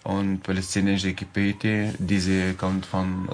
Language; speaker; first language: German; non-native, learner; Arabic